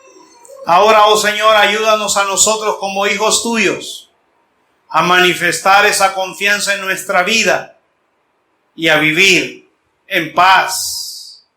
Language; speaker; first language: Spanish; native; Spanish